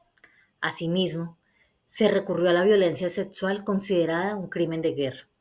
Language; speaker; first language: Spanish; native; Spanish